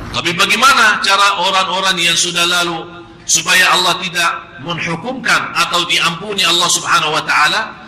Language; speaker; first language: Malay; non-native, fluent; Arabic